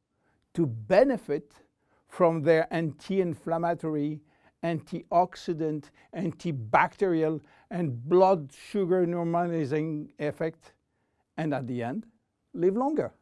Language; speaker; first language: English; non-native, fluent; French